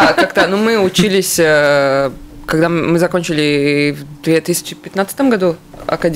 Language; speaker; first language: Russian; native; Russian